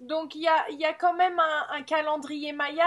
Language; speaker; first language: French; native; French